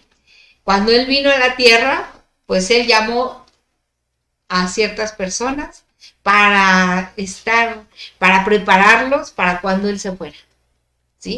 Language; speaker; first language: Spanish; native; Spanish